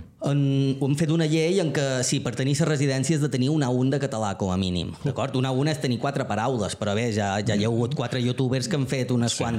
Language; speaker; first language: Catalan; native; Catalan